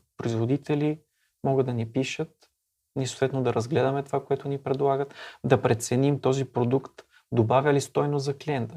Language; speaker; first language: Bulgarian; native; Bulgarian